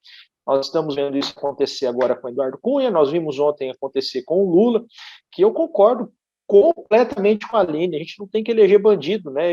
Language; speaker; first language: Portuguese; native; Portuguese